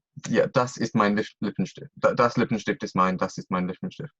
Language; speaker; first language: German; non-native, fluent; English